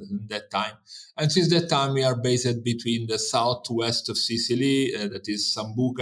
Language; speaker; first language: English; non-native, fluent; Italian